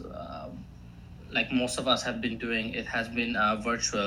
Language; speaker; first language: English; non-native, local second language; Assamese